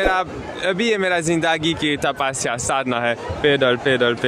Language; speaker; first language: Hindi; non-native, learner; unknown